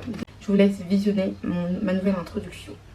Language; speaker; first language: French; native; French